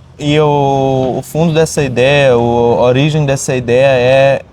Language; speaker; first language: Portuguese; non-native, fluent; German